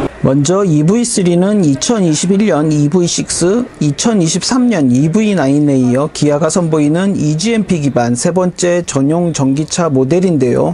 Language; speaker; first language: Korean; native; Korean